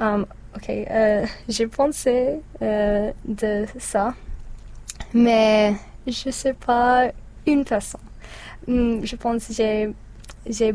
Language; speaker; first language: French; non-native, learner; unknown